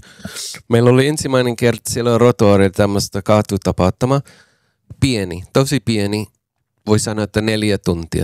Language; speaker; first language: Finnish; non-native, fluent; English